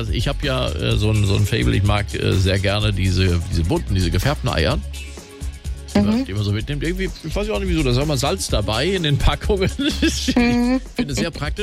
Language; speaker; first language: German; native; German